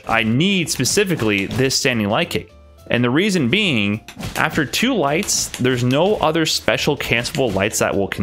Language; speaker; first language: English; native; English